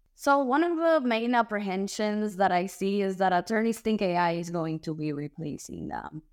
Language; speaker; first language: English; early bilingual, other home language; Spanish